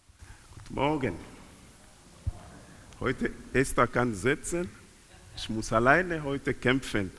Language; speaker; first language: German; non-native, learner; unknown